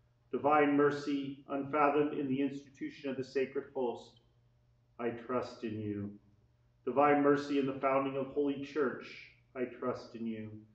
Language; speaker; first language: English; native; English